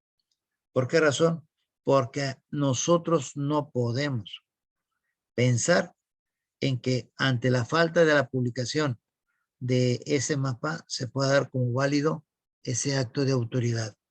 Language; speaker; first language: Spanish; native; Spanish